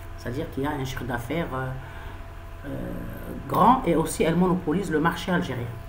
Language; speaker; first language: French; non-native, local second language; Arabic